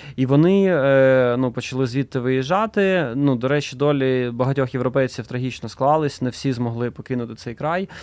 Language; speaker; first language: Ukrainian; native; Ukrainian